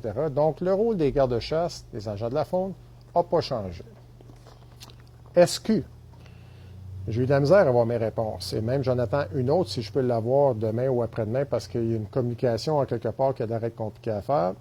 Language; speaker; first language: French; native; French